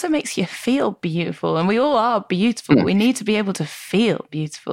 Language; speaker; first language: English; native; English